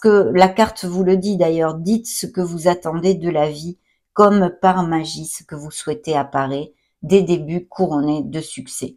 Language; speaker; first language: French; native; French